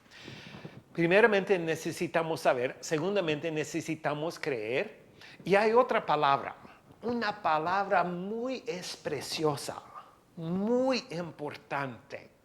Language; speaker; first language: Spanish; non-native, fluent; English